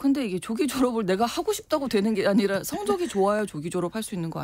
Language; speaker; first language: Korean; native; Korean